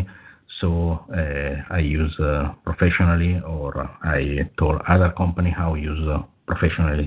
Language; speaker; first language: English; non-native, fluent; Italian